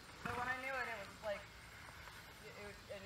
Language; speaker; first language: English; native; English